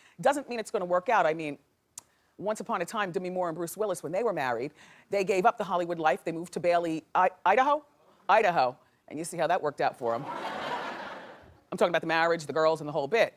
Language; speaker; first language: English; native; English